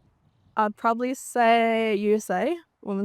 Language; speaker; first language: English; native; English